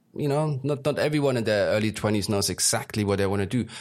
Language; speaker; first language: English; early bilingual, other home language; German